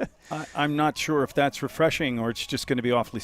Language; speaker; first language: English; native; English